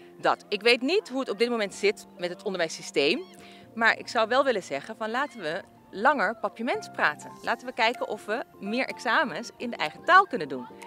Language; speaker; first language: Dutch; native; Dutch